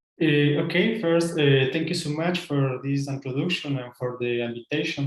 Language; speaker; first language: English; non-native, fluent; Spanish